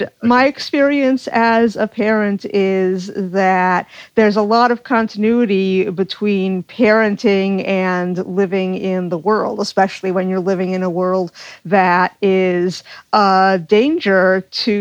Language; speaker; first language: English; native; English